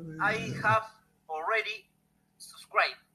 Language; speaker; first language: English; non-native, learner; Spanish